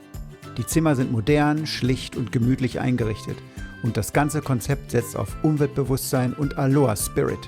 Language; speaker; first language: German; native; German